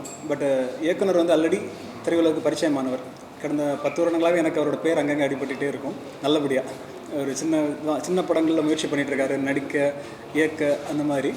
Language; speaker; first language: Tamil; native; Tamil